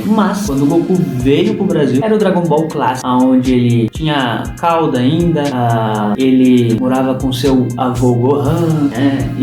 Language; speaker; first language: Portuguese; native; Portuguese